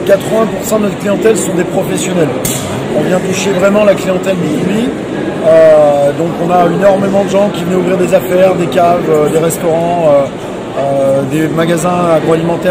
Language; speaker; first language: French; native; French